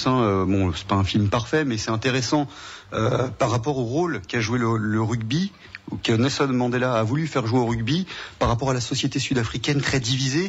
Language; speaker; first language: French; native; French